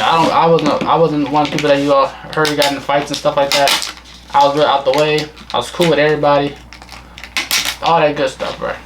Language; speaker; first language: English; native; English